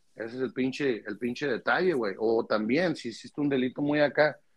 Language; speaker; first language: Spanish; early bilingual, heritage; Spanish